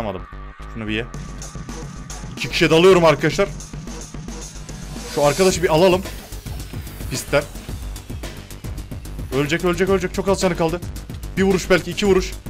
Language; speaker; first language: Turkish; native; Turkish